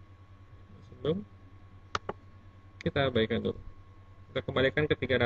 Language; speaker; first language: Indonesian; native; Indonesian